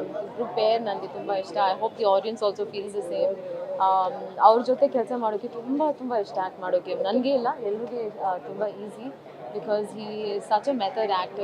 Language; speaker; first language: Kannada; non-native, learner; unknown